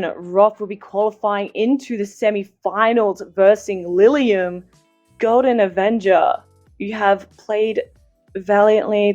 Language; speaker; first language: English; native; English